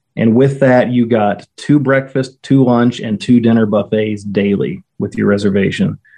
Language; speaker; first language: English; native; English